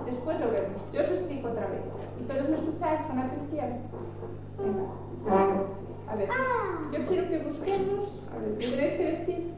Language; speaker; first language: Spanish; native; Spanish